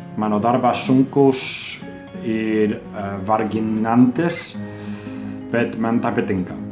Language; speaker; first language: Lithuanian; non-native, learner; English